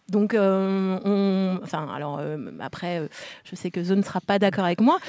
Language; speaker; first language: French; native; French